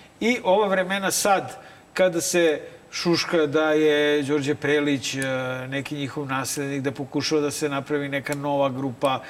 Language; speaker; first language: Serbian; native; Serbian